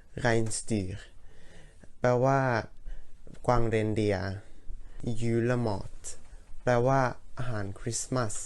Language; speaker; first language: Thai; early bilingual, heritage; Thai